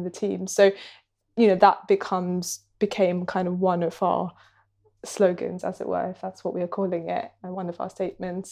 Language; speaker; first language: English; non-native, local second language; Hindi